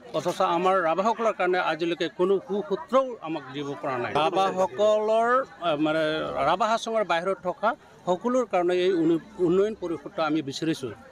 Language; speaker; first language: Assamese; non-native, local second language; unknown